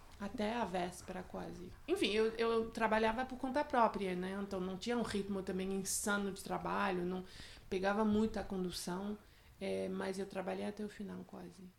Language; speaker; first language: Portuguese; non-native, fluent; French